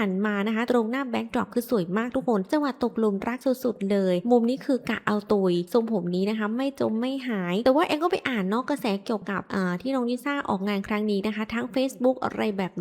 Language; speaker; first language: Thai; native; Thai